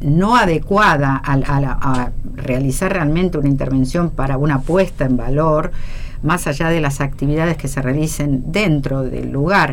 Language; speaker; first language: Spanish; native; Spanish